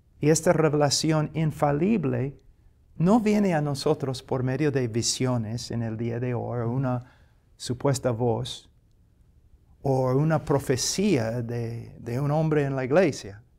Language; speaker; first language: Spanish; non-native, fluent; English